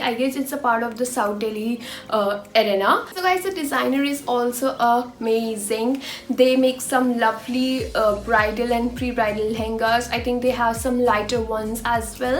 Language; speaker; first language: English; non-native, local second language; Hindi